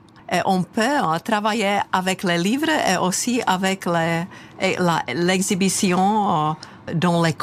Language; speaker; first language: French; non-native, fluent; Czech